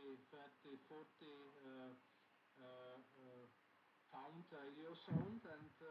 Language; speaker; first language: English; non-native, learner; Czech